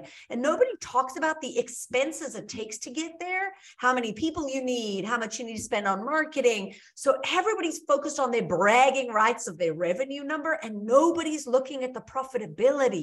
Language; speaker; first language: English; native; English